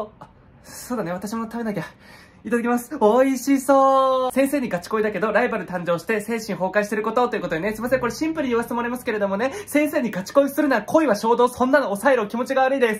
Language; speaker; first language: Japanese; native; Japanese